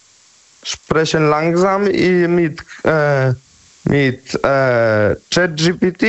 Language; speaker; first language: German; non-native, learner; Polish